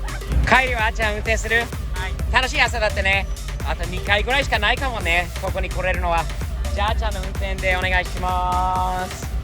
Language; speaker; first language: Japanese; non-native, fluent; English